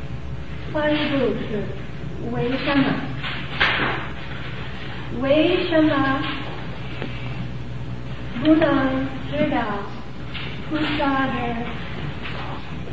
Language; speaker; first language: Chinese; non-native, learner; English